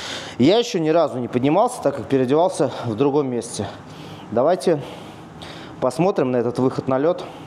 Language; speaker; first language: Russian; native; Russian